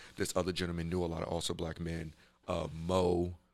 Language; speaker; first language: English; native; English